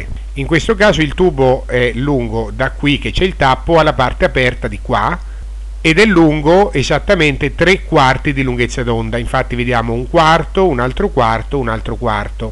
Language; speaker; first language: Italian; native; Italian